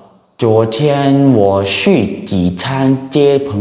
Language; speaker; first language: Chinese; non-native, learner; Lao